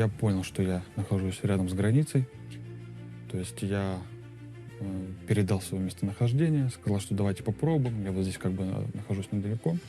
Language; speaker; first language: Russian; native; Russian